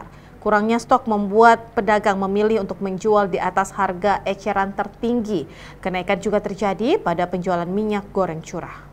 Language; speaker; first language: Indonesian; native; Indonesian